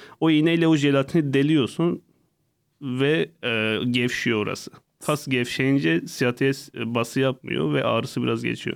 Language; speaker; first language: Turkish; non-native, local second language; Kurdish